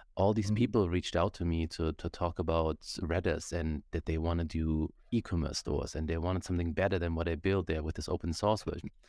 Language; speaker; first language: English; non-native, fluent; German